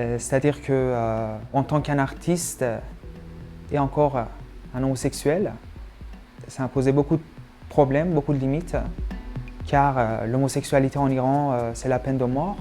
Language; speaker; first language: French; non-native, fluent; Persian